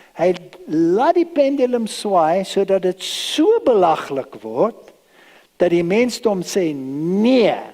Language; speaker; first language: Afrikaans; early bilingual, other home language; German